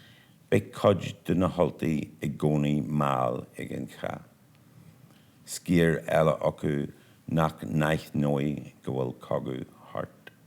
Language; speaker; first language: Irish; non-native, local second language; English